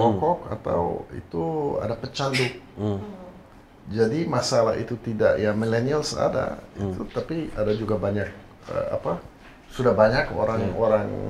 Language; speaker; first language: Indonesian; non-native, fluent; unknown